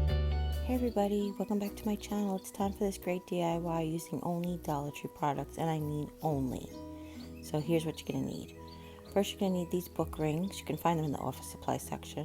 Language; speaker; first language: English; native; English